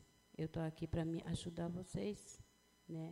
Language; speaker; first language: Portuguese; non-native, local second language; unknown